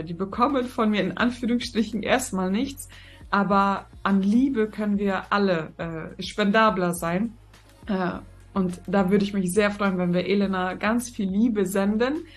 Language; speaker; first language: German; native; German